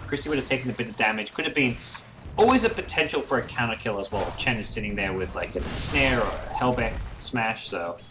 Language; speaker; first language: English; native; English